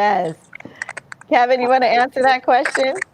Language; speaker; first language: English; native; English